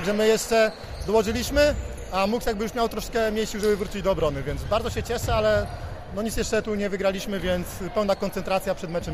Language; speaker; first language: Polish; native; Polish